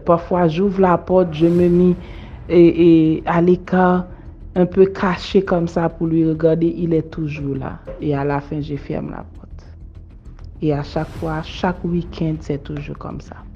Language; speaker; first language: French; non-native, local second language; Haitian Creole